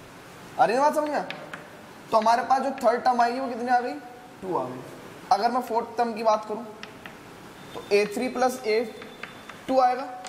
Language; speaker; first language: Hindi; native; Hindi